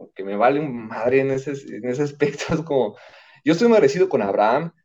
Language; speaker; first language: Spanish; native; Spanish